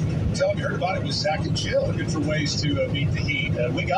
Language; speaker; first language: English; native; English